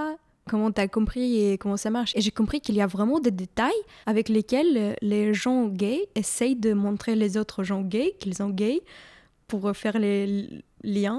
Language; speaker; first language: French; non-native, fluent; Ukrainian